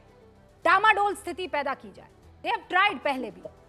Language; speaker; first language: Hindi; native; Hindi